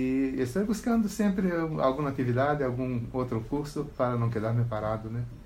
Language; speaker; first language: Spanish; non-native, learner; Portuguese